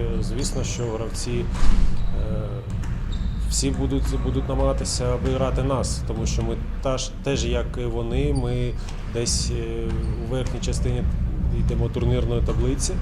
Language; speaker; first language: Ukrainian; non-native, local second language; Russian